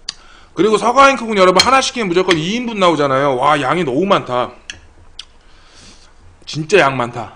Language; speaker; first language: Korean; native; Korean